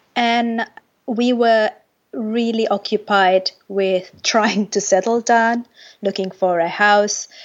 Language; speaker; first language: English; non-native, fluent; Indonesian